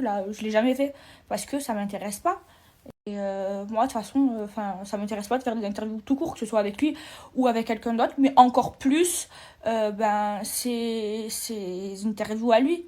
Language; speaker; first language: French; native; French